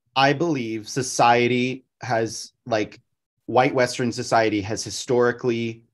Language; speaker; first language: English; native; English